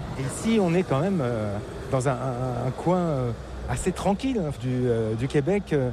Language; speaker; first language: French; native; French